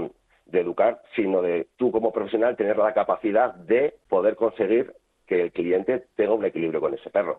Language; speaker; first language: Spanish; native; Spanish